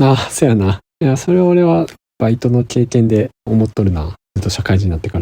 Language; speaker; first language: Japanese; native; Japanese